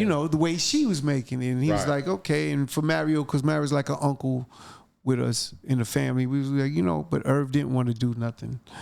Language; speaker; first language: English; native; English